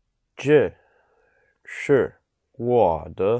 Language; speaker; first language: Chinese; non-native, learner; English